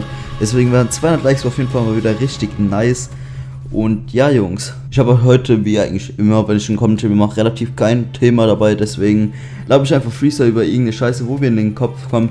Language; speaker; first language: German; native; German